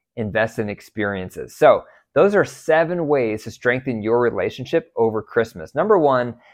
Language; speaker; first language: English; native; English